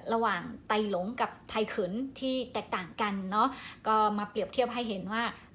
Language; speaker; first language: Thai; non-native, local second language; Shan